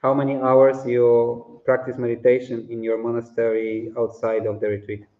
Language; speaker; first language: English; non-native, fluent; Polish